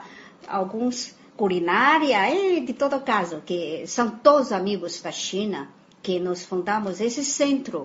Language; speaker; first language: Portuguese; non-native, fluent; Chinese